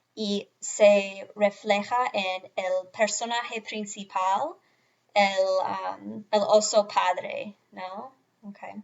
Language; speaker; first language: Spanish; non-native, fluent; English